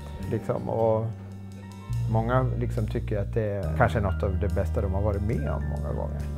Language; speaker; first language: Swedish; native; Swedish